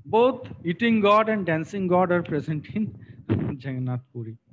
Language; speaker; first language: Hindi; non-native, local second language; Bangla